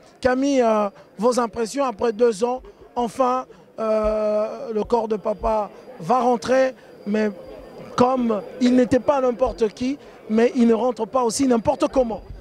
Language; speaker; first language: French; non-native, local second language; Lingala